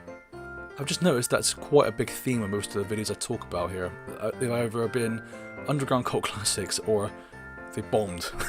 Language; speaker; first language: English; native; English